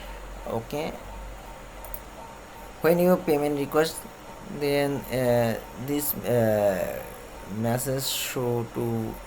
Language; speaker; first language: English; non-native, learner; Bangla